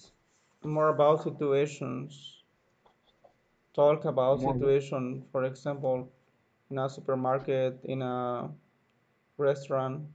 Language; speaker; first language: English; non-native, learner; Spanish